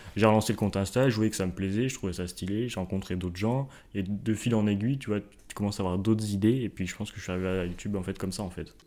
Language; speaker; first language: French; native; French